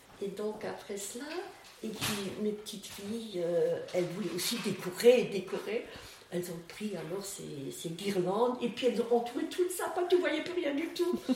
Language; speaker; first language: French; non-native, local second language; Swiss German